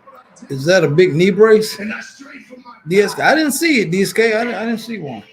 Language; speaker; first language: English; native; English